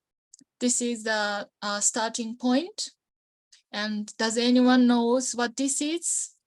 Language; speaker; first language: English; non-native, learner; Japanese